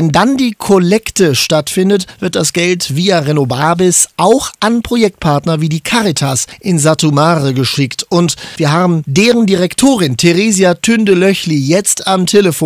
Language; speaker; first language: German; native; German